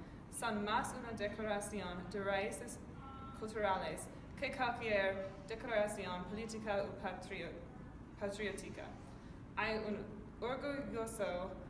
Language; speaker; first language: Spanish; non-native, learner; English